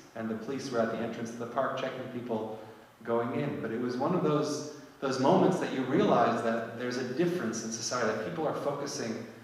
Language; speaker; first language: English; native; English